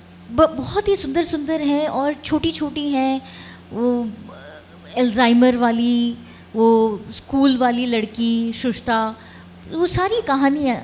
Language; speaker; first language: Hindi; native; Hindi